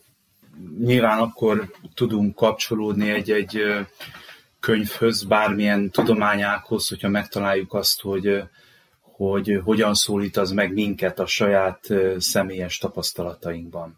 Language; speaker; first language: Hungarian; native; Hungarian